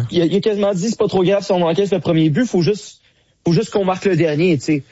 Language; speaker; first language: French; native; French